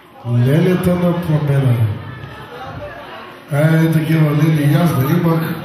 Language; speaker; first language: Bulgarian; non-native, local second language; Turkish